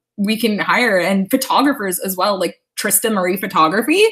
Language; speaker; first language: English; native; English